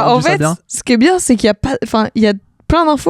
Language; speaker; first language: French; native; French